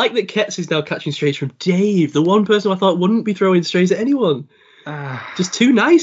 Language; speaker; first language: English; native; English